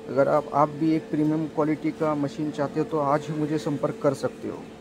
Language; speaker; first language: Hindi; non-native, local second language; Marathi